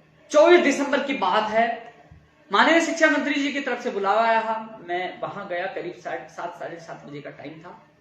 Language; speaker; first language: Hindi; native; Hindi